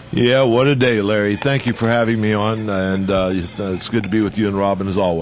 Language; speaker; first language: English; native; English